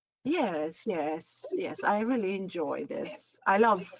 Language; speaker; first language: English; non-native, learner; Hungarian